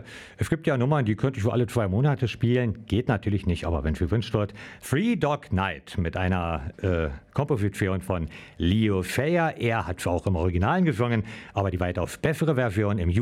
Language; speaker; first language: German; native; German